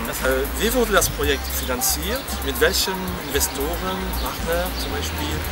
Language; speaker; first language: German; non-native, fluent; French